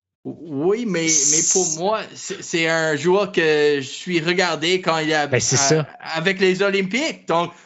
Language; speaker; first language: French; non-native, learner; English